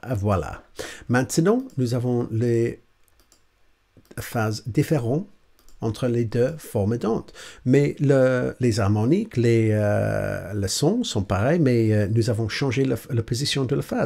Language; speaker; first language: French; non-native, learner; English